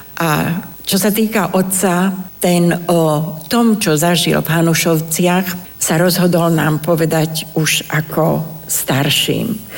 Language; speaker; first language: Slovak; non-native, local second language; Romany